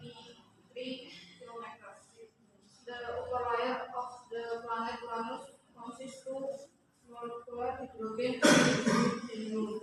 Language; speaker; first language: English; non-native, learner; Indonesian